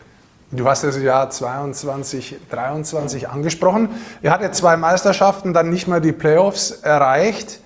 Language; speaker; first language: German; native; German